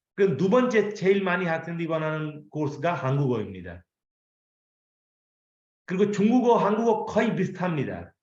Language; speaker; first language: Korean; non-native, fluent; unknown